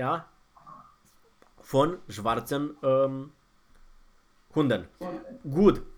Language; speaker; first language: German; non-native, fluent; Romanian